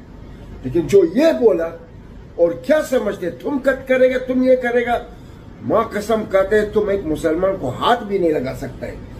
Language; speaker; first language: Hindi; non-native, learner; Arabic